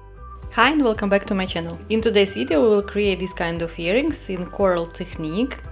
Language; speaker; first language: English; non-native, fluent; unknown